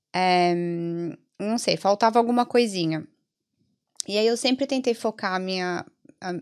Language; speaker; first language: Portuguese; early bilingual, other home language; Italian